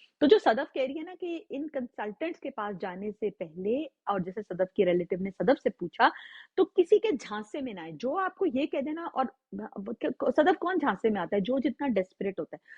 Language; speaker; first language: Urdu; native; Urdu